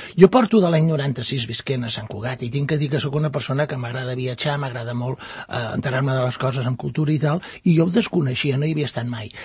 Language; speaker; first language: Catalan; non-native, local second language; Spanish